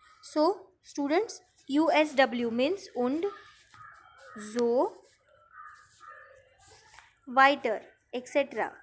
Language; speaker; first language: German; non-native, learner; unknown